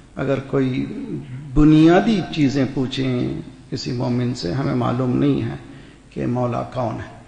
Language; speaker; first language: Urdu; native; Urdu